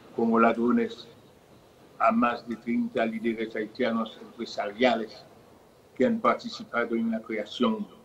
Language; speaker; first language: Spanish; non-native, fluent; Haitian Creole